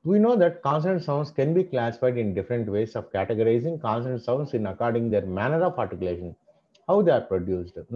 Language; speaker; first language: English; non-native, local second language; Telugu